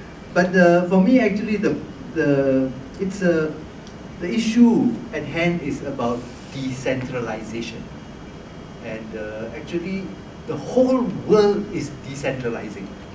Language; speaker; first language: English; non-native, local second language; Malay